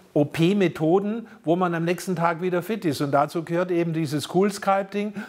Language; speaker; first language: German; native; German